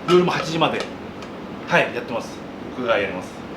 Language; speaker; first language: Japanese; native; Japanese